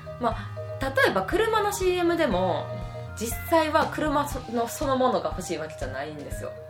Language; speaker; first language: Japanese; native; Japanese